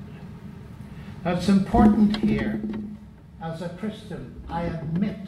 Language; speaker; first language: English; native; English